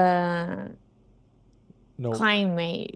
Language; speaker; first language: English; non-native, learner; Portuguese